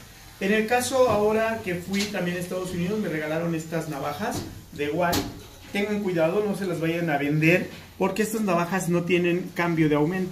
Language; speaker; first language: Spanish; native; Spanish